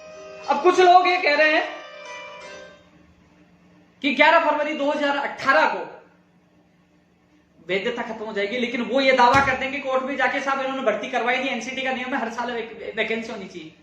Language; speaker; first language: Hindi; native; Hindi